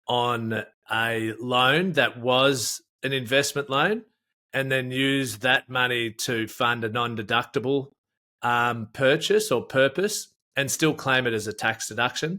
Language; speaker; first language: English; native; English